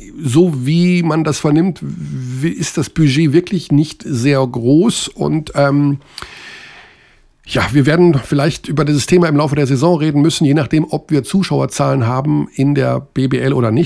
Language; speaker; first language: German; native; German